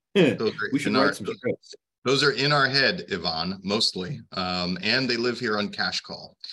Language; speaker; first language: English; native; English